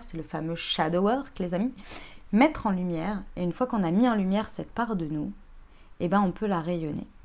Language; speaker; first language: French; native; French